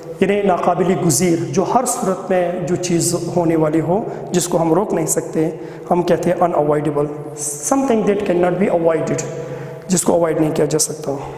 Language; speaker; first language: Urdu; non-native, local second language; Pashto